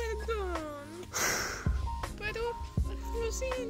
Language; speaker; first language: Spanish; non-native, fluent; Polish